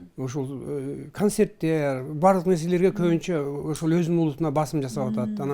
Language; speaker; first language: Kyrgyz; early bilingual, heritage; Kyrgyz